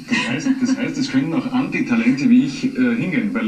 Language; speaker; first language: German; native; German